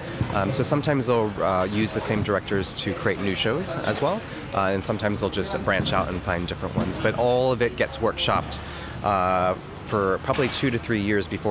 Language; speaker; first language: English; native; English